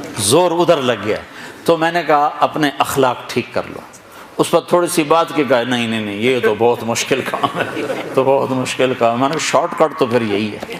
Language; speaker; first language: Urdu; non-native, local second language; Punjabi